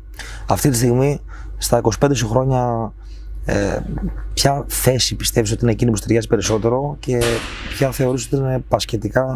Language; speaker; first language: Greek; native; Greek